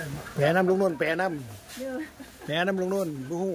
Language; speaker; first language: Thai; native; Thai